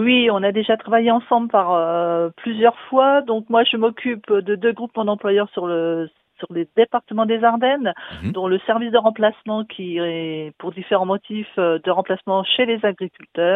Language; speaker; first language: French; native; French